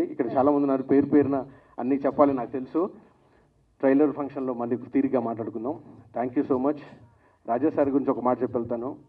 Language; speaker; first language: Telugu; native; Telugu